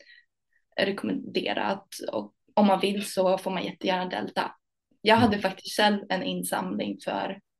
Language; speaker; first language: Swedish; early bilingual, other home language; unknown